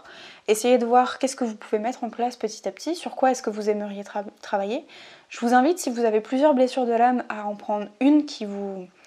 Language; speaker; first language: French; native; French